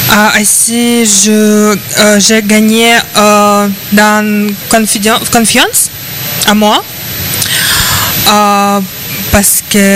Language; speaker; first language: French; non-native, learner; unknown